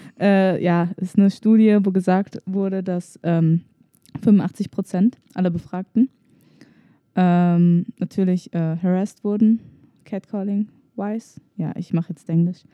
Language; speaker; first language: German; native; German